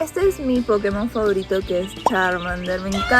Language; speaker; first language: Spanish; native; Spanish